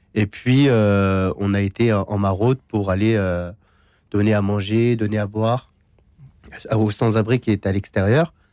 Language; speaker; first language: French; early bilingual, other home language; Syriac